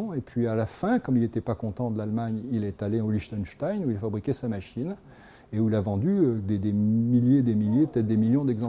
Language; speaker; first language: French; native; French